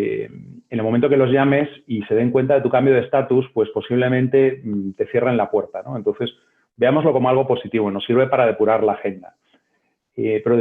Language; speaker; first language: Spanish; native; Spanish